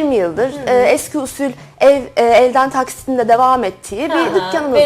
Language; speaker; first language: Turkish; native; Turkish